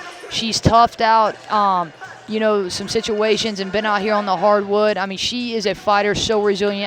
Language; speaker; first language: English; native; English